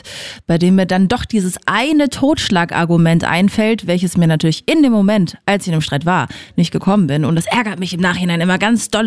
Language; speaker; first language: German; native; German